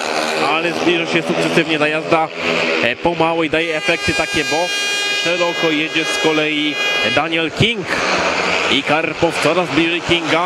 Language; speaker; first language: Polish; native; Polish